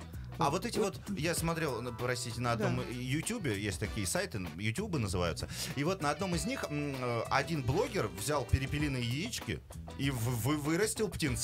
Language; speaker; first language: Russian; native; Russian